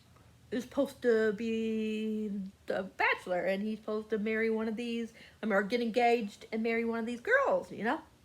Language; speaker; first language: English; native; English